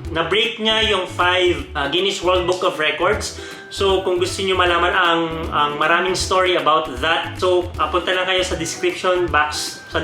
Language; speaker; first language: Filipino; native; Filipino